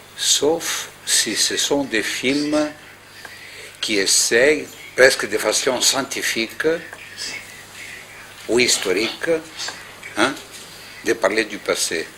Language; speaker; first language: French; non-native, fluent; Greek